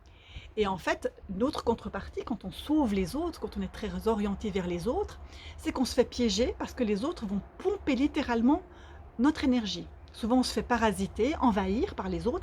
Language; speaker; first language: French; native; French